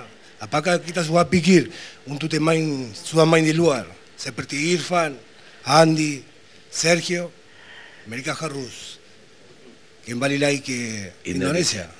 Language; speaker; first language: Indonesian; non-native, learner; Spanish